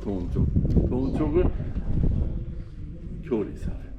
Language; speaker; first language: Korean; non-native, learner; Uzbek